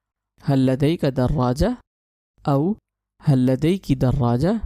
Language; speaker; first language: Arabic; non-native, fluent; Urdu